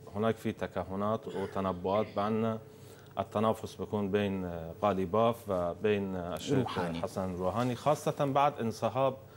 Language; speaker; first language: Arabic; non-native, fluent; Persian